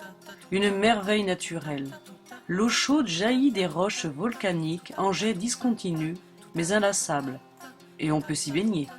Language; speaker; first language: French; native; French